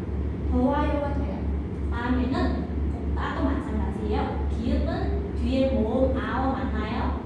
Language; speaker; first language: Korean; non-native, fluent; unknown